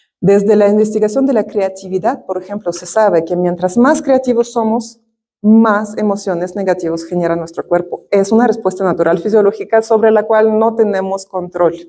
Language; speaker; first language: Spanish; non-native, fluent; Russian